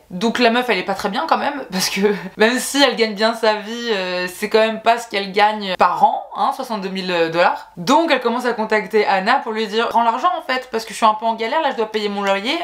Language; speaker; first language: French; native; French